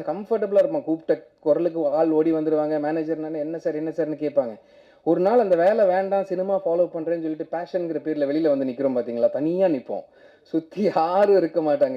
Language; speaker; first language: Tamil; native; Tamil